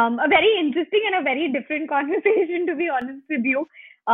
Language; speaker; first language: English; non-native, local second language; Hindi